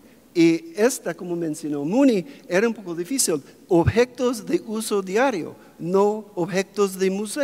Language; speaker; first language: Spanish; non-native, fluent; English